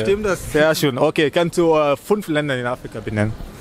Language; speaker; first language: German; non-native, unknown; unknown